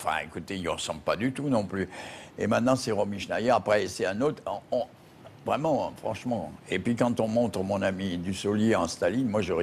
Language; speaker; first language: French; native; French